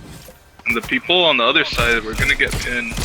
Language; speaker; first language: English; native; English